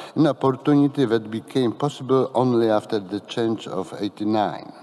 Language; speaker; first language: English; non-native, fluent; Polish